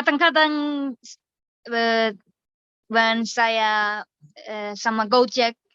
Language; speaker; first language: Indonesian; non-native, learner; Icelandic